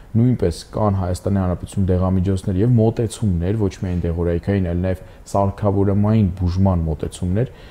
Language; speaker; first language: Armenian; native; Armenian